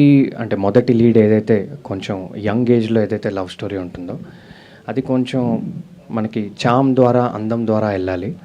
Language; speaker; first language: Telugu; native; Telugu